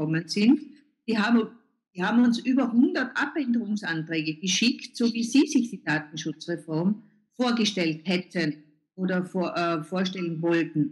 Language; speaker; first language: German; native; German